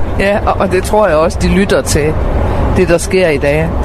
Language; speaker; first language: Danish; native; Danish